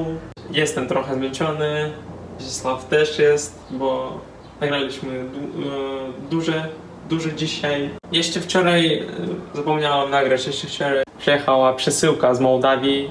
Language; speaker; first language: Polish; non-native, learner; Russian